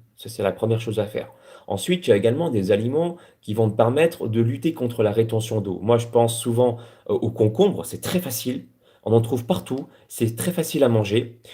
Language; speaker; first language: French; native; French